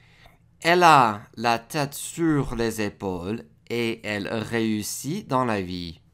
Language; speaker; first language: French; non-native, fluent; English